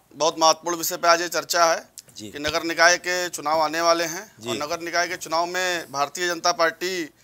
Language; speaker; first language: Hindi; native; Hindi